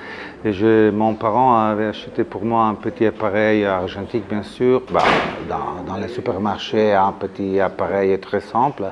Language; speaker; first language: French; non-native, fluent; Italian